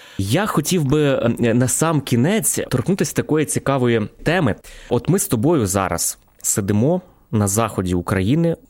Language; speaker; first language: Ukrainian; native; Ukrainian